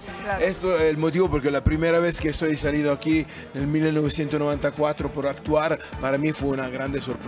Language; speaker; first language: Spanish; non-native, learner; Italian